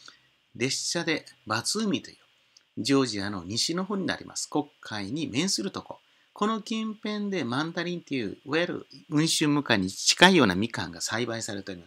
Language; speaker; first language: Japanese; native; Japanese